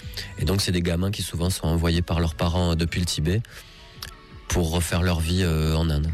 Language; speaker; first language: French; native; French